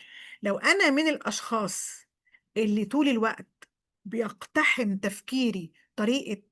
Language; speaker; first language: Arabic; native; Arabic